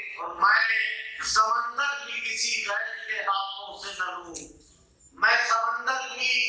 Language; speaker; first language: Urdu; native; Urdu